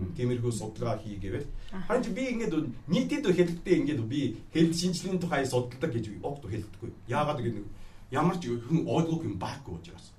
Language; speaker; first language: Mongolian; non-native, fluent; Japanese